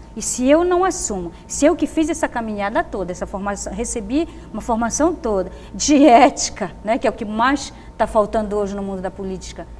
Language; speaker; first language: Portuguese; native; Portuguese